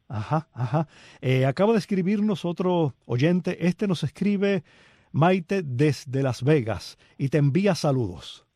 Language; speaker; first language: Spanish; native; Spanish